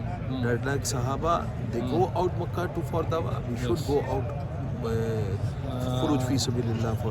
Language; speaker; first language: English; non-native, learner; Urdu